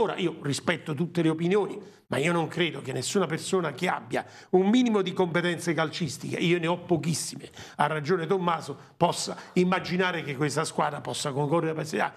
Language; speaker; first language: Italian; native; Italian